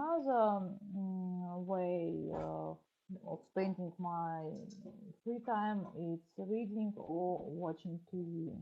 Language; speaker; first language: English; non-native, learner; Russian